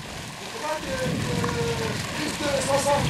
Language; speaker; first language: French; non-native, local second language; Arabic